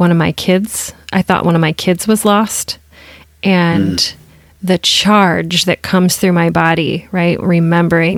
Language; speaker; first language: English; native; English